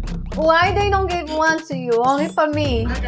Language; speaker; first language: English; non-native, learner; Portuguese